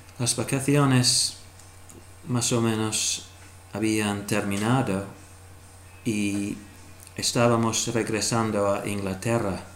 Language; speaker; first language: Spanish; non-native, learner; English